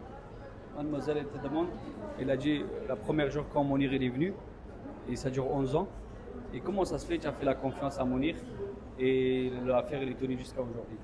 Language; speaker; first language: French; non-native, fluent; Pashto